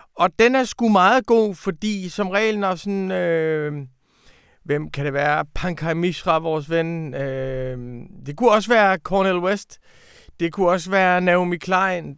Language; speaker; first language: Danish; native; Danish